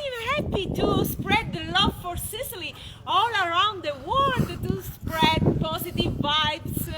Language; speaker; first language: English; non-native, fluent; Italian